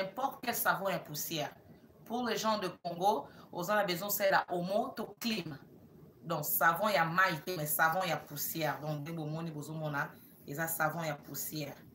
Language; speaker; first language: French; non-native, local second language; Lingala